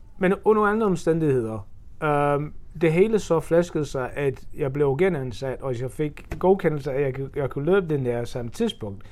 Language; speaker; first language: Danish; non-native, fluent; English